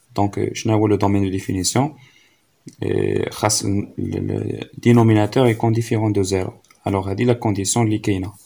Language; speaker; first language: French; non-native, local second language; Arabic